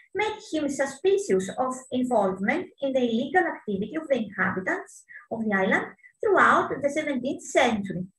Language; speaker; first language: English; non-native, fluent; Greek